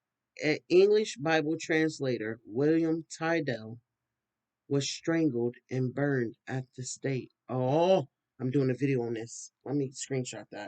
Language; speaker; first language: English; native; English